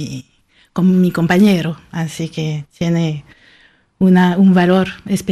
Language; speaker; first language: Spanish; non-native, fluent; French